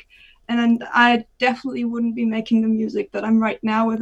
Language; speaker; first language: English; non-native, fluent; German